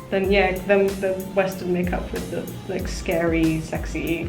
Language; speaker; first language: English; native; English